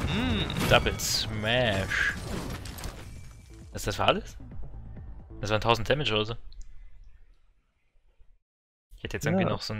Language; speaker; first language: German; native; German